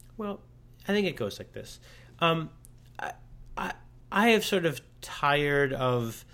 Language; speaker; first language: English; native; English